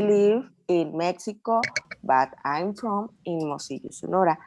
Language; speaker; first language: English; non-native, learner; Spanish